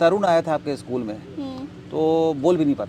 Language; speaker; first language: Hindi; native; Hindi